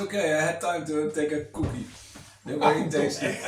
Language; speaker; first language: English; non-native, fluent; Dutch